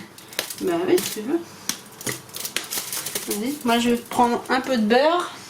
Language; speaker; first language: French; native; French